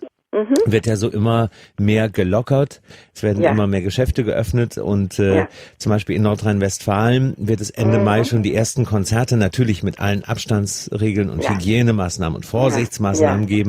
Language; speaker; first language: German; native; German